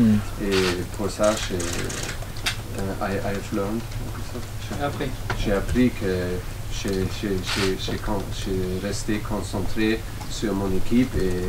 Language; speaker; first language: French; non-native, learner; German